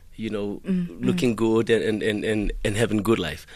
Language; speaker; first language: English; non-native, local second language; Xhosa